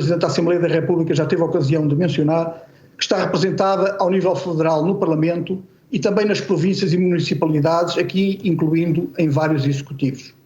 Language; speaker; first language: Portuguese; native; Portuguese